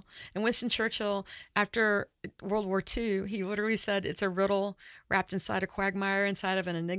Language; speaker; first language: English; native; English